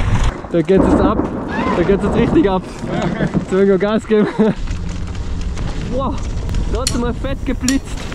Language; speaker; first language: German; native; German